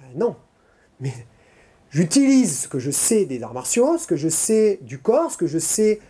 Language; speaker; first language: French; native; French